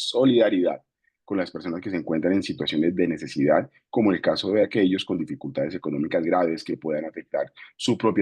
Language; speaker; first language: Spanish; native; Spanish